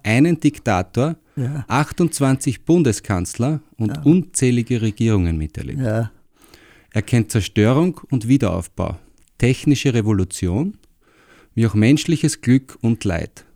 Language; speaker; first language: German; native; German